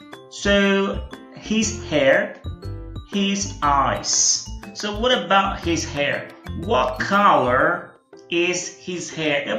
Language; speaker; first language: English; non-native, fluent; Portuguese